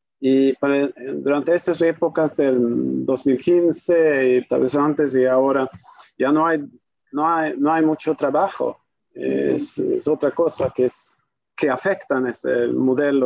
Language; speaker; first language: Spanish; non-native, fluent; Swedish